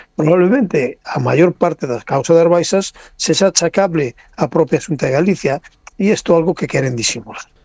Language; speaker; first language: Galician; native; Galician